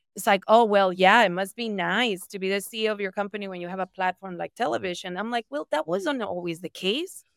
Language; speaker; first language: English; non-native, fluent; Spanish